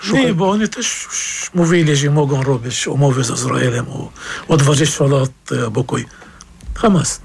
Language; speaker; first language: Polish; non-native, fluent; Arabic